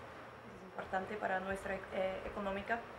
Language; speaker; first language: Spanish; non-native, learner; English